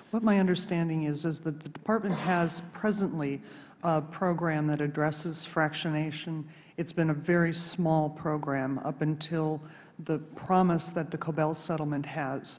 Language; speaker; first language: English; native; English